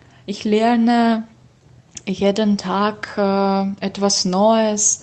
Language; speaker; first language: German; non-native, learner; Russian